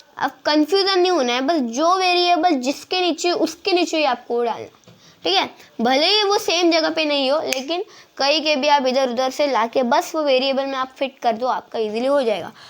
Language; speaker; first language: Hindi; non-native, local second language; Marathi